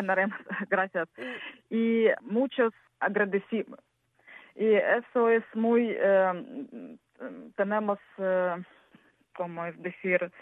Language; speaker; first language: Spanish; non-native, learner; Ukrainian